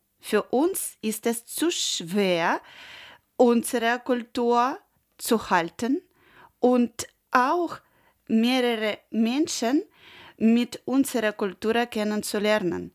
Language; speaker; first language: German; non-native, learner; Ukrainian